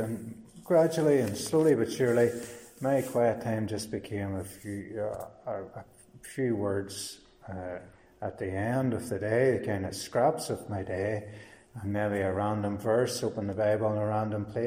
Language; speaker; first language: English; native; English